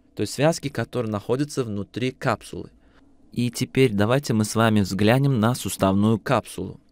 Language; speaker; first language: Russian; non-native, local second language; Uzbek